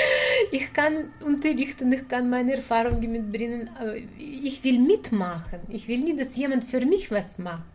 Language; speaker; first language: German; non-native, learner; Russian